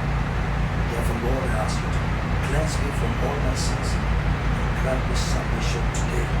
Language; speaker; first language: English; non-native, local second language; Yoruba